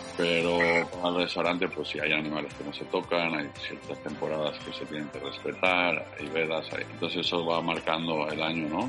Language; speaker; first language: Spanish; native; Spanish